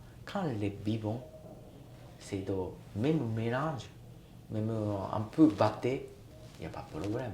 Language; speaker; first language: French; non-native, learner; Japanese